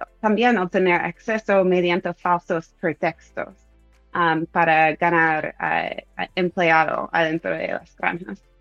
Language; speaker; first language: Spanish; non-native, fluent; English